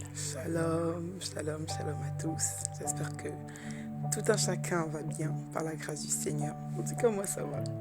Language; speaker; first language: French; early bilingual, other home language; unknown